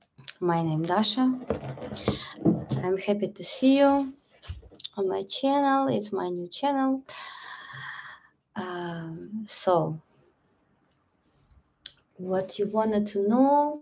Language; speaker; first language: English; non-native, learner; Russian